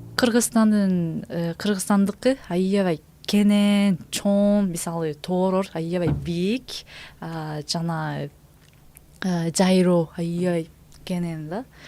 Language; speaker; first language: Kyrgyz; non-native, learner; Japanese